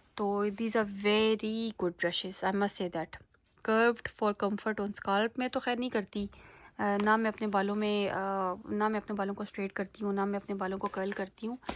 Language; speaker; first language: Urdu; native; Urdu